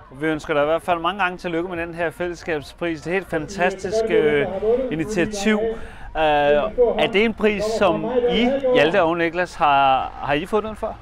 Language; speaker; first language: Danish; native; Danish